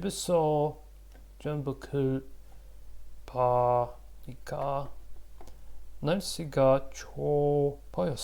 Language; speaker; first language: Korean; non-native, learner; Russian